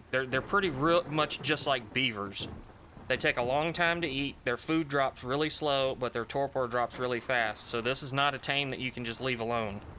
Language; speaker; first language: English; native; English